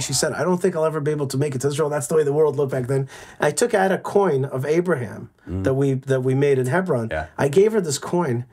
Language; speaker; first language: English; native; English